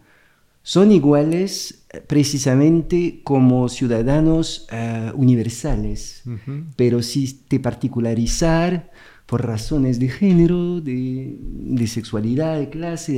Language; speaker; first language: Spanish; non-native, fluent; French